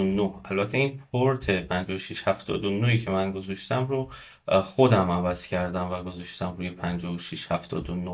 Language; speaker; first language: Persian; native; Persian